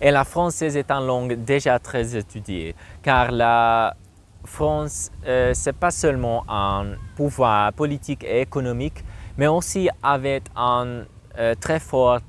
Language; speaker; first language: French; non-native, learner; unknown